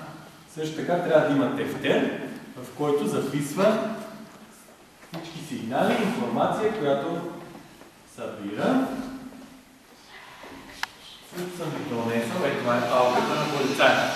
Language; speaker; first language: Bulgarian; native; Bulgarian